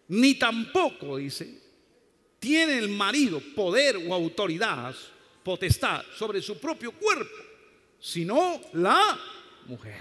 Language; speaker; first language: Spanish; native; Spanish